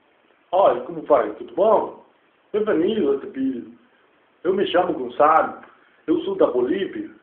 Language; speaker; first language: Portuguese; non-native, learner; Spanish